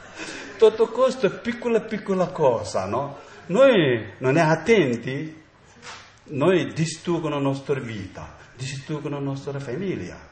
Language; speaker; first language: Italian; non-native, learner; Tibetan